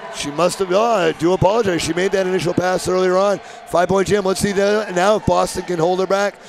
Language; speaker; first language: English; native; English